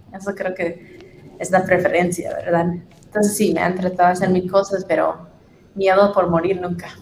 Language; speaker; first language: Spanish; non-native, fluent; English